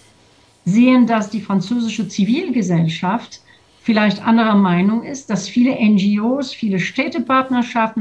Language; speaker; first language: German; non-native, fluent; French